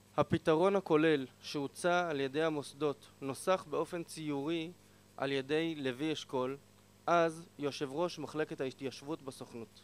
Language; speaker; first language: Hebrew; native; Hebrew